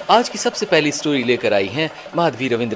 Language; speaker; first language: Hindi; native; Hindi